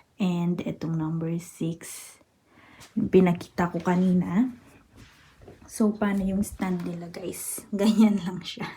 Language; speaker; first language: Filipino; non-native, local second language; Pampanga